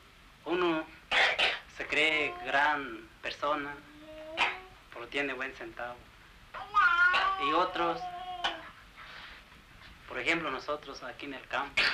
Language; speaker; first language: Spanish; non-native, local second language; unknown